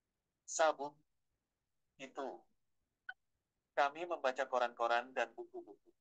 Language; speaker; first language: Indonesian; non-native, learner; Vietnamese